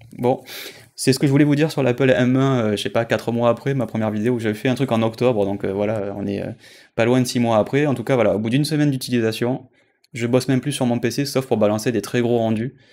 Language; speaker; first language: French; native; French